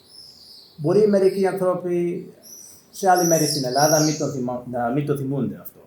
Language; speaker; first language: Greek; non-native, learner; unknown